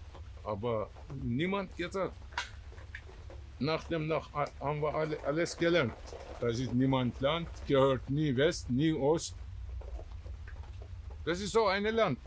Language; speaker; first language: German; non-native, learner; Turkish